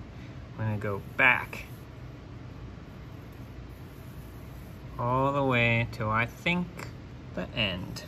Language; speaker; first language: English; native; English